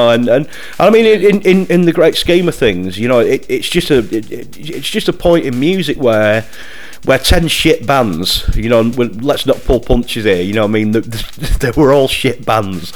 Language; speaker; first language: English; native; English